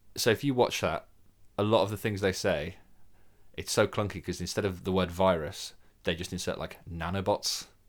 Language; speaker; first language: English; native; English